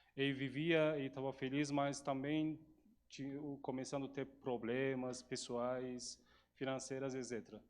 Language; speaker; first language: Portuguese; non-native, fluent; Turkish